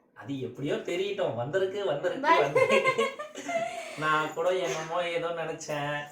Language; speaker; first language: Tamil; native; Tamil